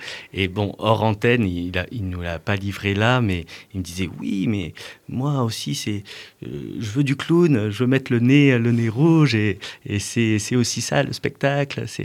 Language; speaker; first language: French; native; French